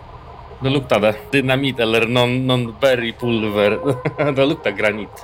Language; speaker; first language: Swedish; non-native, learner; Polish